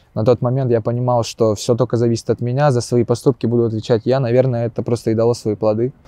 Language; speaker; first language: Russian; native; Russian